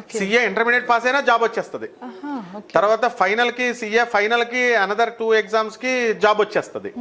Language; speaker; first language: Telugu; native; Telugu